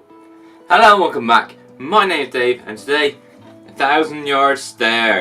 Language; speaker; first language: English; native; English